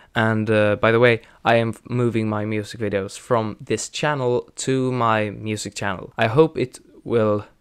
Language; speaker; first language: English; non-native, fluent; Swedish